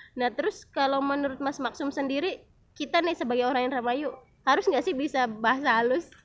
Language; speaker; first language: Indonesian; non-native, local second language; Javanese